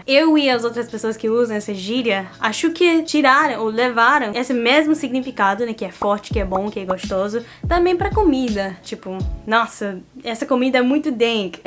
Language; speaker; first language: Portuguese; non-native, fluent; English